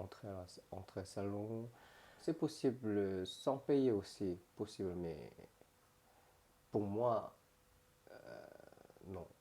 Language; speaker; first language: French; non-native, learner; Korean